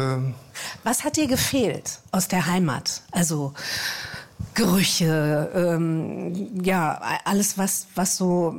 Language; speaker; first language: German; native; German